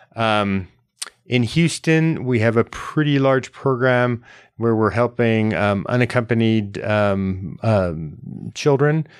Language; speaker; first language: English; native; English